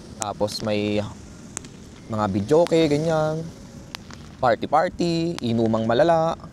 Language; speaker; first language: Filipino; native; Filipino